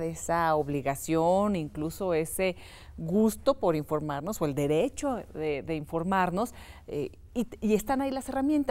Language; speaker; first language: Spanish; native; Spanish